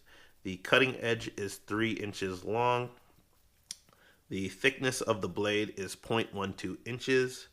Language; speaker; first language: English; native; English